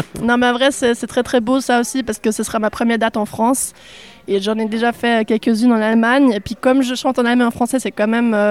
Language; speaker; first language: French; non-native, local second language; Swiss German